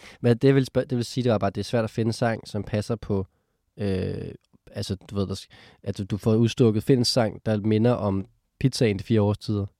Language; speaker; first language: Danish; native; Danish